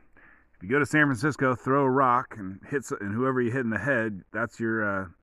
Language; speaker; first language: English; native; English